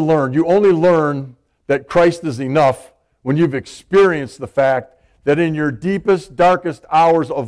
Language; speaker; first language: English; native; English